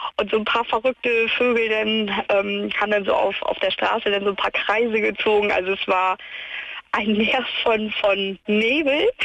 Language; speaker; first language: German; native; German